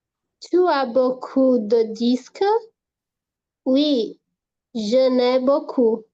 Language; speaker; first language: French; non-native, learner; Portuguese